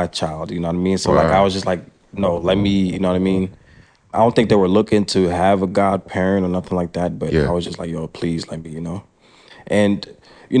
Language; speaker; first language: English; early bilingual, other home language; French